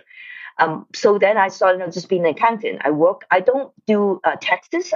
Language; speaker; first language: English; non-native, local second language; Cantonese